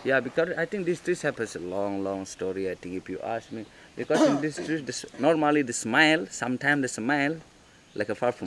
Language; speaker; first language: English; non-native, learner; Indonesian